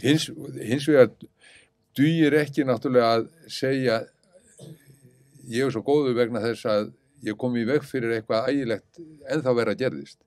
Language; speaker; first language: Icelandic; native; Icelandic